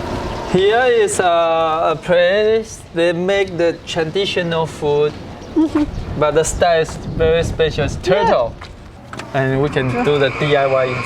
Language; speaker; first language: English; non-native, learner; Chinese